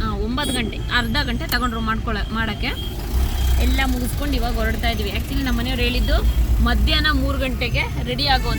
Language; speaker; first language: Kannada; native; Kannada